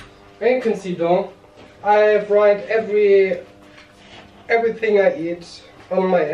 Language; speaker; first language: English; non-native, learner; German